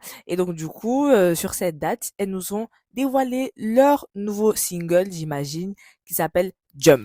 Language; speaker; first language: French; native; French